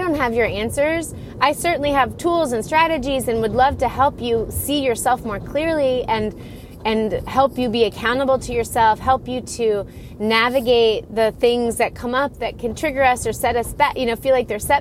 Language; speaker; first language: English; native; English